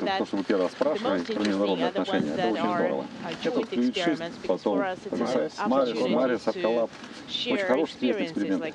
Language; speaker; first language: Russian; native; Russian